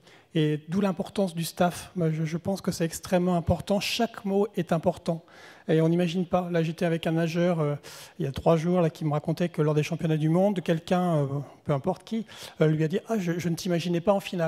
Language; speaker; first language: French; native; French